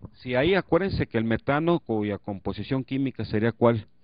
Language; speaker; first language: Spanish; native; Spanish